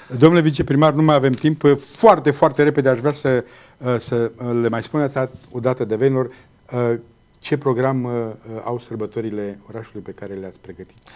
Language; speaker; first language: Romanian; native; Romanian